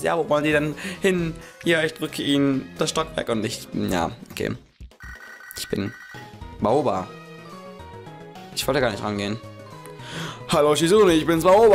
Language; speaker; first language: German; native; German